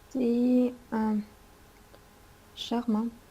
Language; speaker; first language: English; non-native, learner; Russian